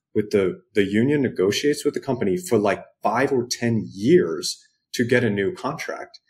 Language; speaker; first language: English; native; English